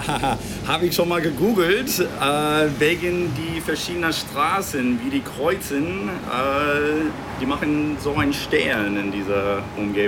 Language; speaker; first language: German; non-native, fluent; English